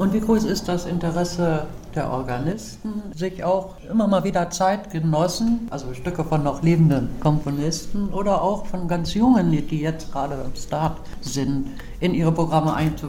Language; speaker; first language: German; native; German